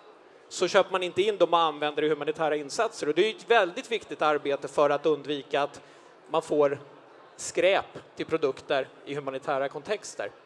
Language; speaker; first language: Swedish; native; Swedish